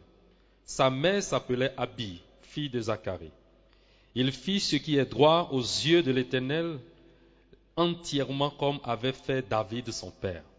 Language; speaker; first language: French; non-native, local second language; Swahili